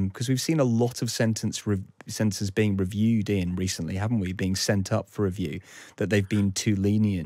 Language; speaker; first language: English; native; English